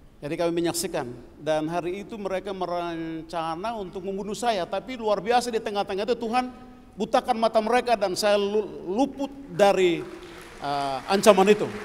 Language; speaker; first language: Indonesian; non-native, local second language; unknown